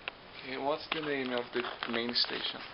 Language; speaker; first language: English; non-native, learner; Portuguese